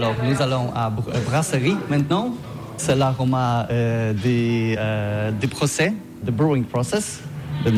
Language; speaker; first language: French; non-native, learner; Polish